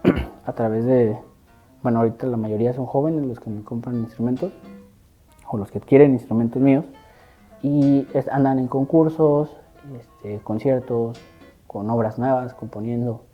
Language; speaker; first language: Spanish; native; Spanish